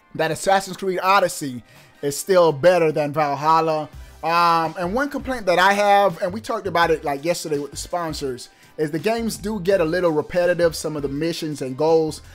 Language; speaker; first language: English; native; English